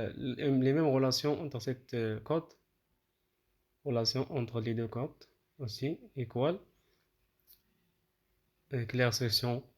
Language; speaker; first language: French; non-native, local second language; Arabic